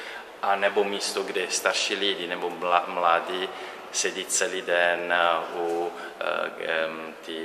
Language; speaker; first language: Czech; non-native, learner; Italian